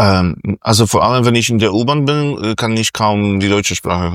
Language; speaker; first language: German; non-native, fluent; Polish